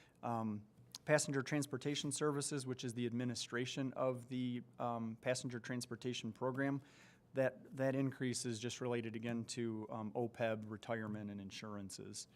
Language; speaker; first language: English; native; English